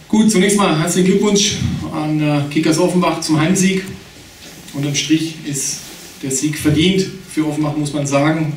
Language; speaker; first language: German; native; German